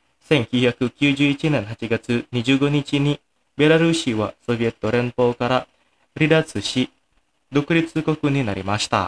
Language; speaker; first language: Japanese; non-native, fluent; Indonesian